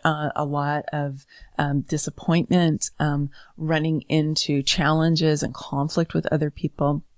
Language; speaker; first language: English; native; English